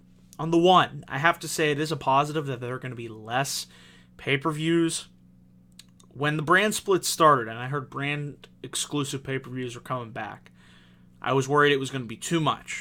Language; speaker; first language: English; native; English